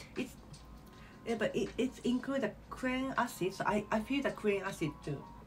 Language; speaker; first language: English; non-native, learner; Japanese